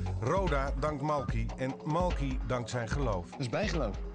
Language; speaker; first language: Dutch; native; Dutch